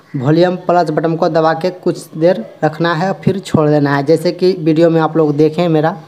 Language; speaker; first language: Hindi; native; Hindi